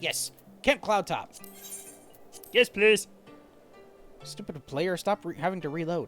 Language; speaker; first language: English; native; English